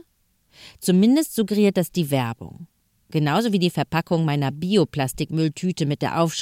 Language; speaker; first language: German; native; German